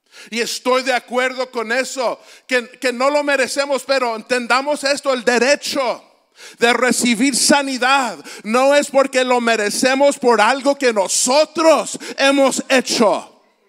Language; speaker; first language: Spanish; native; Spanish